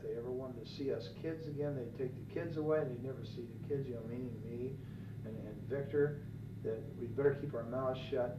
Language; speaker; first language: English; native; English